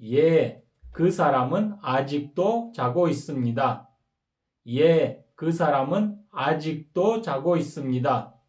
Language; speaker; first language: Korean; non-native, fluent; Kyrgyz